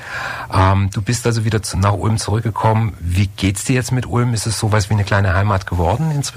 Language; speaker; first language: German; native; German